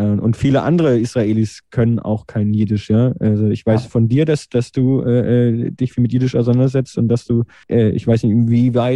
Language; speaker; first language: German; native; German